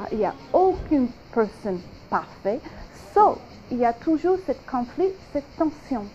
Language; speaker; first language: French; non-native, fluent; English